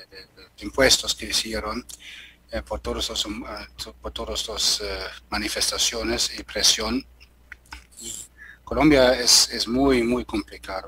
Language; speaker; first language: Spanish; non-native, learner; German